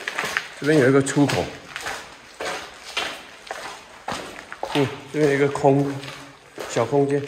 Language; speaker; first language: Chinese; native; Chinese